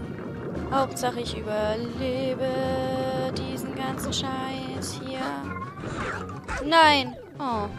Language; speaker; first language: German; native; German